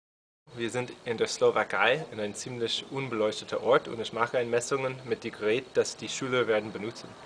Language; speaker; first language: German; non-native, fluent; English